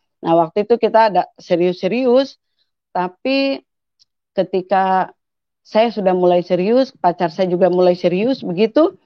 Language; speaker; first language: Indonesian; native; Indonesian